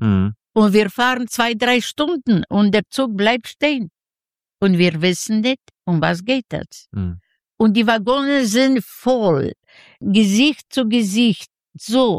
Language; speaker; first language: German; non-native, learner; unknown